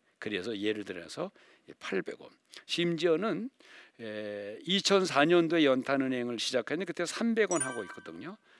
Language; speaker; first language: Korean; native; Korean